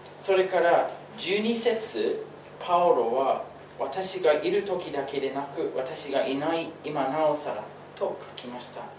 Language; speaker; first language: Japanese; non-native, fluent; English